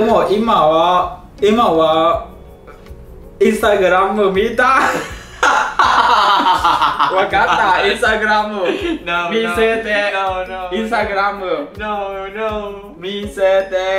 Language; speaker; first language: Japanese; non-native, learner; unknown